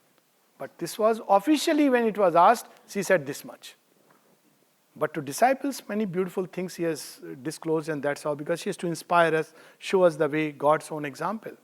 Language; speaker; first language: English; non-native, local second language; Hindi